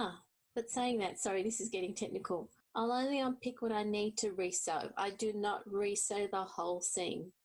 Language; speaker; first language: English; native; English